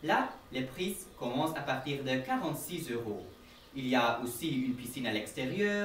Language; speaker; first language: French; non-native, learner; Dutch